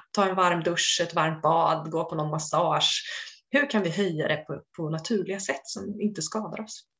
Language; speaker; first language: Swedish; native; Swedish